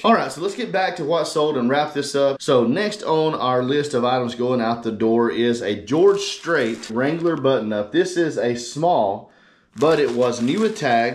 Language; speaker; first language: English; native; English